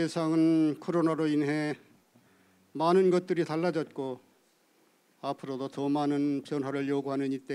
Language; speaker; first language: Korean; native; Korean